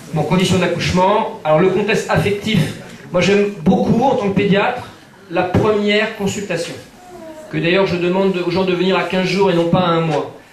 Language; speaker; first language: French; native; French